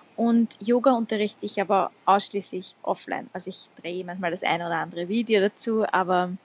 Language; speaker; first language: German; native; German